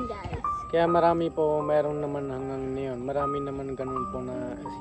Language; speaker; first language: Filipino; non-native, learner; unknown